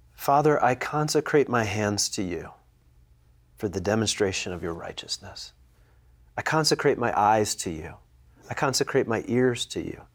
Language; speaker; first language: English; native; English